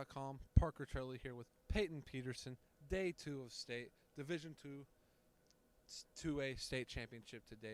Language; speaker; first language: English; native; English